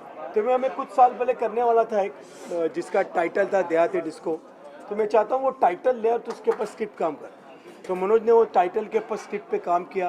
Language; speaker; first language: Hindi; native; Hindi